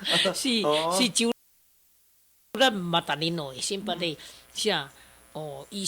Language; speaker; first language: Filipino; non-native, learner; Chinese